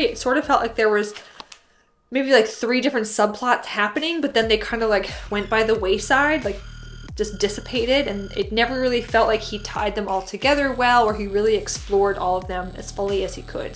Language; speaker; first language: English; native; English